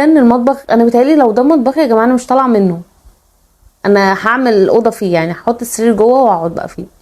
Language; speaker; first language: Arabic; native; Arabic